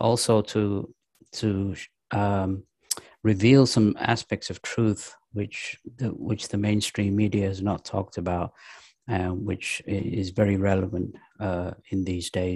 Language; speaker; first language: English; native; English